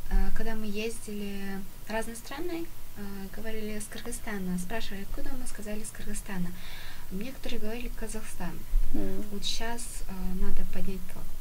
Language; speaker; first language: Russian; non-native, local second language; Kyrgyz